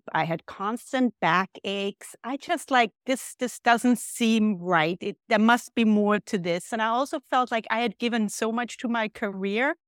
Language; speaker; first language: English; non-native, fluent; German